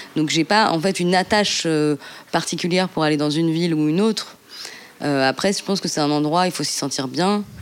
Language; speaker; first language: French; native; French